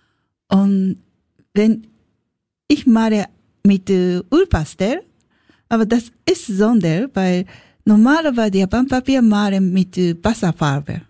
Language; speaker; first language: German; non-native, learner; Japanese